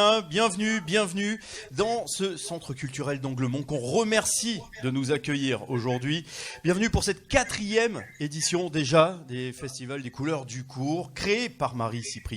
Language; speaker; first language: French; native; French